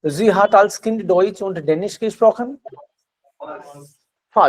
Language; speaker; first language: German; non-native, fluent; Hindi